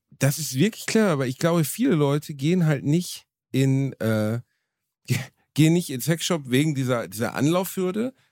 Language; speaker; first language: German; native; German